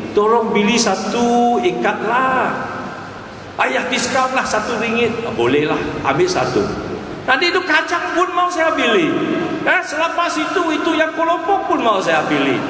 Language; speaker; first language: Malay; non-native, local second language; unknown